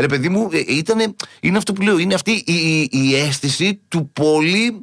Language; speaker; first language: Greek; native; Greek